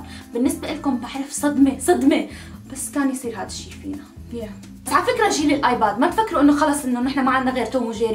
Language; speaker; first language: Arabic; native; Arabic